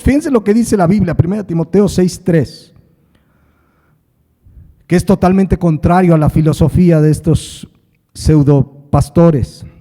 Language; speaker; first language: Spanish; native; Spanish